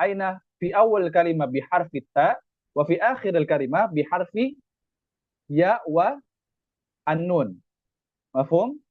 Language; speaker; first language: Arabic; non-native, fluent; Indonesian